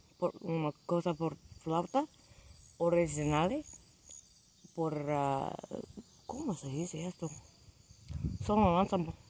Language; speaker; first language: Spanish; non-native, learner; English